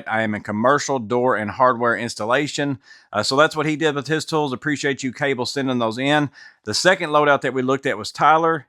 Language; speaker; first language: English; native; English